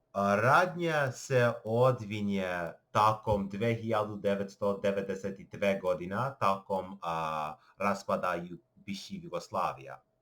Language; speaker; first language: Bosnian; non-native, learner; English